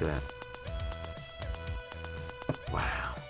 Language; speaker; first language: English; native; English